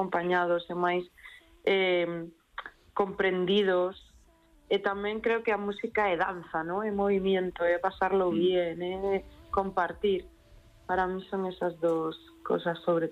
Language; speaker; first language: Galician; non-native, local second language; Spanish